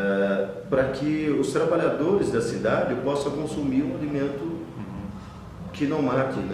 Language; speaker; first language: Portuguese; native; Portuguese